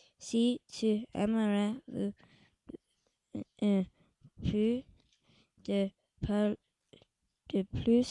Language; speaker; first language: French; non-native, learner; English